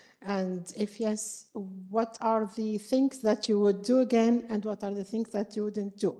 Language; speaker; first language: English; non-native, fluent; Arabic